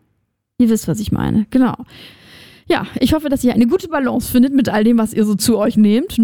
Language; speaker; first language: German; native; German